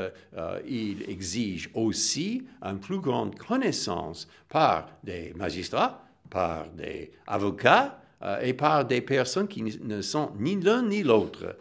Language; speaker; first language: French; non-native, fluent; English